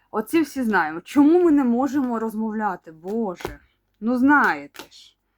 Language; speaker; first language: Ukrainian; non-native, local second language; Russian